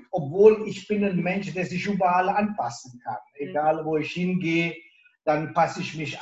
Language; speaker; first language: German; non-native, local second language; Italian